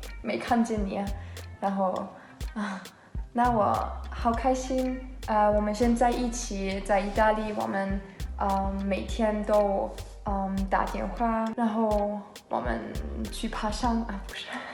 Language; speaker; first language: Chinese; non-native, learner; German